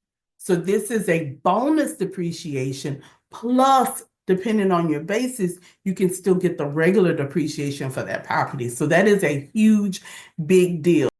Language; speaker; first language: English; native; English